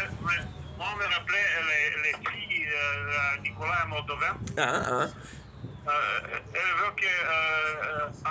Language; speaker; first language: French; non-native, learner; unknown